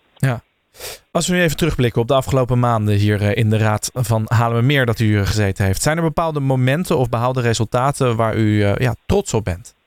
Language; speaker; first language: Dutch; native; Dutch